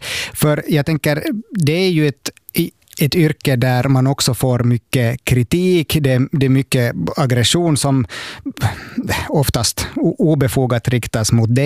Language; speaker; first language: Swedish; native; Swedish